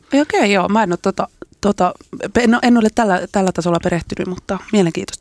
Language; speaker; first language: Finnish; native; Finnish